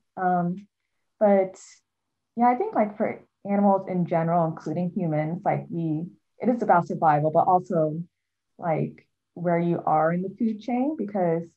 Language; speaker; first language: English; native; English